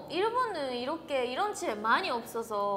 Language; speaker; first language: Korean; non-native, learner; Japanese